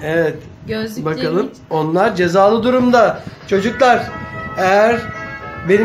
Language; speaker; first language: Turkish; native; Turkish